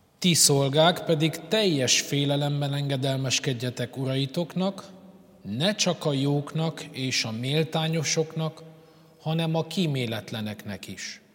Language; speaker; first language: Hungarian; native; Hungarian